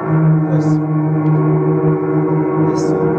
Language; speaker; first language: Spanish; non-native, learner; French